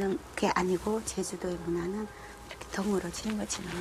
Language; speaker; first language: Korean; native; Korean